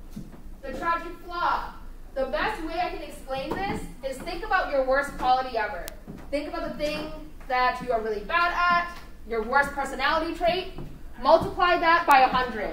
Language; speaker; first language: English; native; English